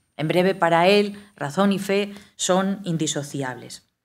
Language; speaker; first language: Spanish; native; Spanish